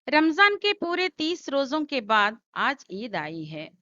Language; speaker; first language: Hindi; non-native, local second language; Telugu